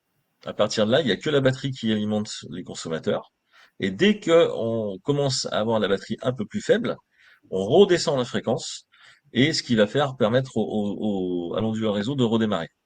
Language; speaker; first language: French; native; French